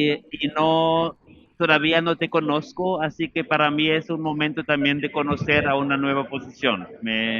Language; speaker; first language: Spanish; non-native, fluent; German